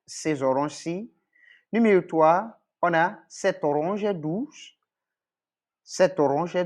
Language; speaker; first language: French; non-native, local second language; English